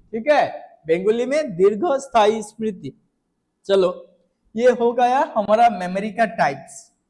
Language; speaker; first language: Hindi; non-native, local second language; Bangla